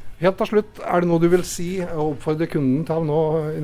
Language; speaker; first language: Norwegian; native; Norwegian